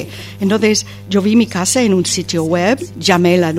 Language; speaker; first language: Spanish; non-native, fluent; English